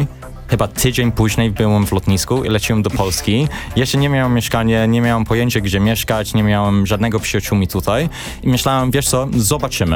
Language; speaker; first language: Polish; early bilingual, heritage; English